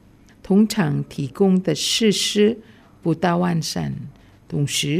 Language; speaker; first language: Chinese; non-native, fluent; Indonesian